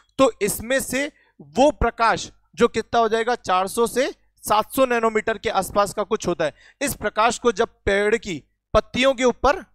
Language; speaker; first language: Hindi; native; Hindi